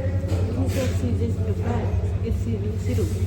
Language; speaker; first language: English; non-native, learner; Tibetan